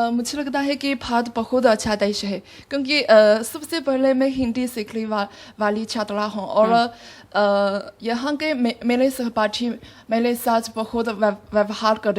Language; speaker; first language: Hindi; non-native, fluent; Chinese